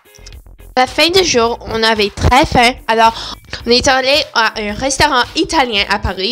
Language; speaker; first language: French; non-native, learner; English